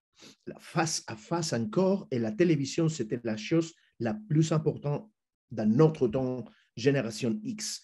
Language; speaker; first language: French; non-native, fluent; Spanish